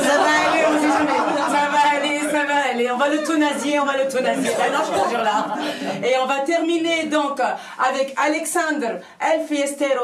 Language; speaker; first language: French; native; French